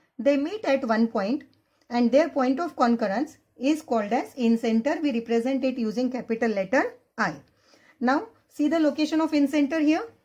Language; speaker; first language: English; non-native, local second language; Marathi